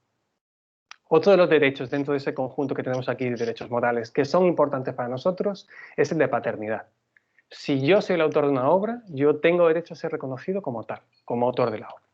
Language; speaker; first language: Spanish; native; Spanish